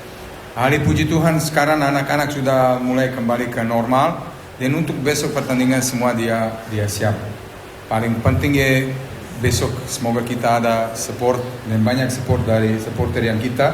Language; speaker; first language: Indonesian; non-native, fluent; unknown